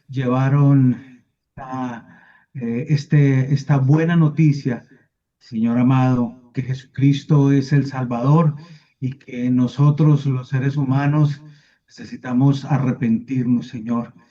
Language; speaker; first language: Spanish; native; Spanish